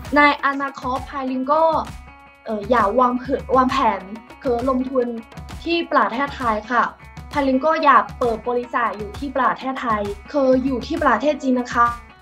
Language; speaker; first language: Thai; non-native, fluent; Chinese